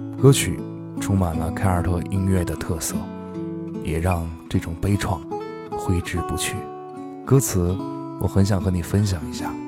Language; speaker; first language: Chinese; native; Chinese